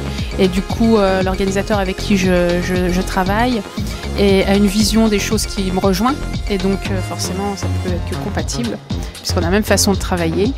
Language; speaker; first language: French; native; French